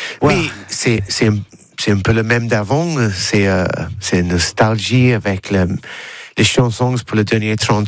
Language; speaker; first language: French; non-native, learner; English